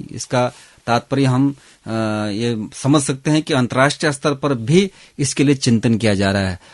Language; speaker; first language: Hindi; non-native, local second language; Garhwali